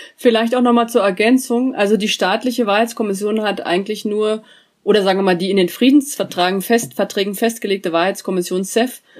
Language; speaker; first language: German; native; German